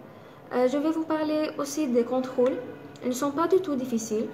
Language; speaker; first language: French; non-native, fluent; Arabic